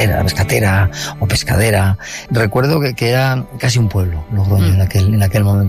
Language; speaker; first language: Spanish; native; Spanish